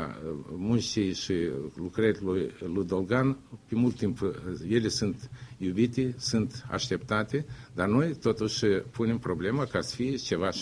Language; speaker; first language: Romanian; non-native, local second language; Russian